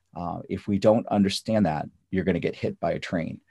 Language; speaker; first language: English; early bilingual, other home language; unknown